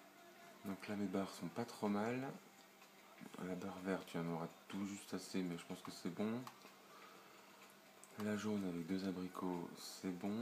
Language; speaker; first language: French; native; French